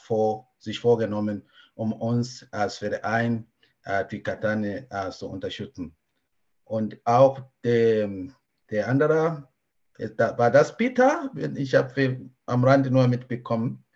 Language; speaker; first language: German; non-native, fluent; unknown